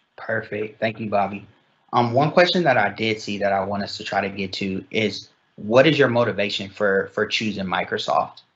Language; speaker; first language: English; native; English